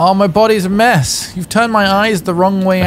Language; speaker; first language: English; native; English